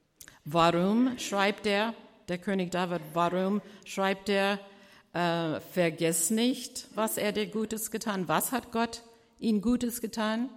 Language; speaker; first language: German; non-native, fluent; English